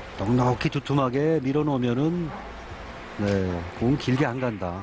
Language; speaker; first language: Korean; native; Korean